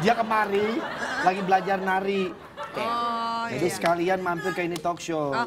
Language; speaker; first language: Indonesian; native; Indonesian